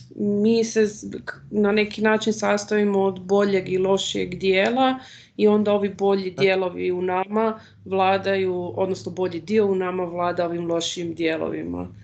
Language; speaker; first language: Croatian; native; Croatian